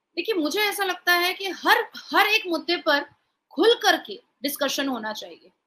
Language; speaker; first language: Hindi; native; Hindi